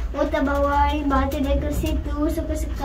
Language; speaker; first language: Indonesian; early bilingual, heritage; Indonesian